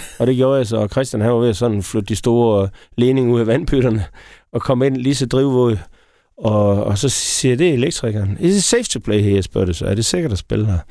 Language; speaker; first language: Danish; native; Danish